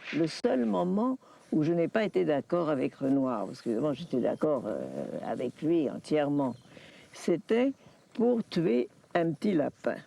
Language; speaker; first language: French; early bilingual, other home language; Polish